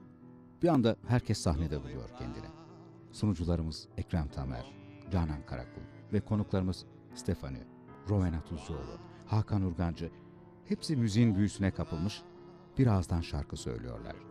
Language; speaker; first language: Turkish; native; Turkish